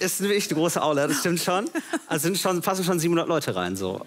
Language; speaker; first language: German; native; German